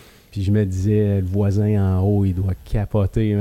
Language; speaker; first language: French; native; French